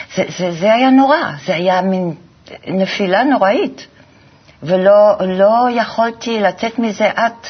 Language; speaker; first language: Hebrew; non-native, fluent; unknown